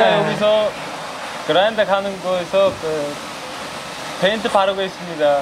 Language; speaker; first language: Korean; non-native, learner; Uzbek